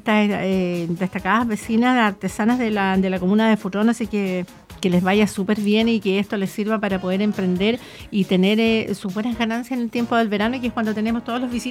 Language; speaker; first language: Spanish; native; Spanish